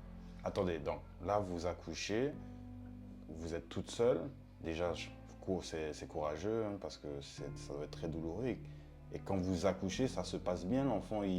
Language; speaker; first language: French; native; French